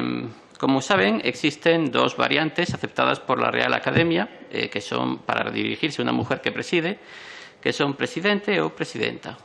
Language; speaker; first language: Spanish; native; Spanish